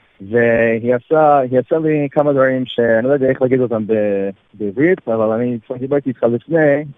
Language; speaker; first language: Hebrew; non-native, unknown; English